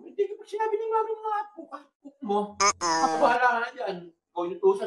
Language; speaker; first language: Filipino; native; Filipino